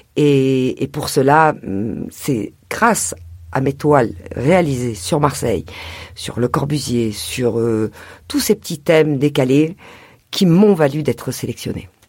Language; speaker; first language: French; native; French